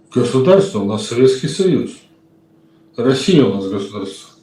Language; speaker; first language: Russian; native; Russian